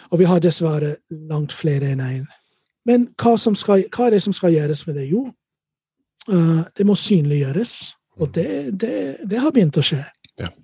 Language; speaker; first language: Norwegian; non-native, fluent; English